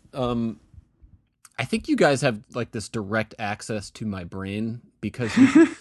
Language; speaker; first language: English; native; English